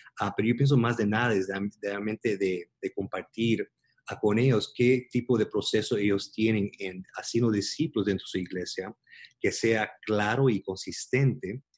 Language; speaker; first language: Spanish; early bilingual, heritage; Spanish